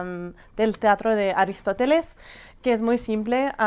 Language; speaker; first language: Spanish; non-native, fluent; English